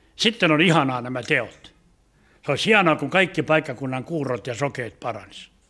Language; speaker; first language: Finnish; native; Finnish